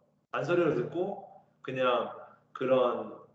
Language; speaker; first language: Korean; native; Korean